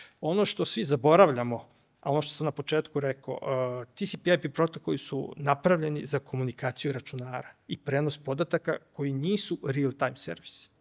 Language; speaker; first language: Serbian; native; Serbian